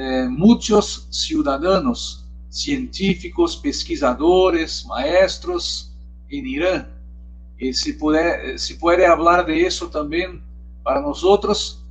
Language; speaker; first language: Spanish; non-native, learner; Portuguese